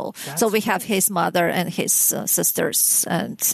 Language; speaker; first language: English; non-native, fluent; Russian